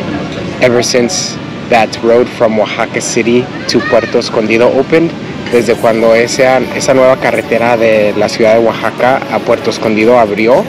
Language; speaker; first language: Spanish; early bilingual, heritage; English